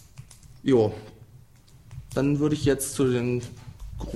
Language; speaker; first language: German; native; German